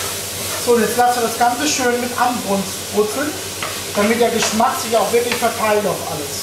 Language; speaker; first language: German; native; German